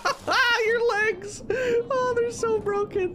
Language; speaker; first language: English; native; English